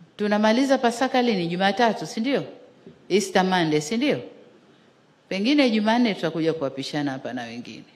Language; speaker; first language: Swahili; native; Swahili